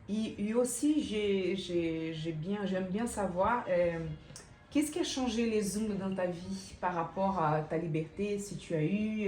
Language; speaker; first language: French; non-native, fluent; Portuguese